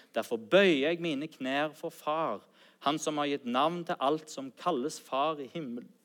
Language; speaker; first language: Norwegian; native; Norwegian